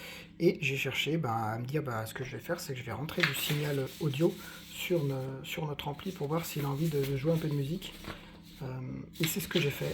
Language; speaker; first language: French; native; French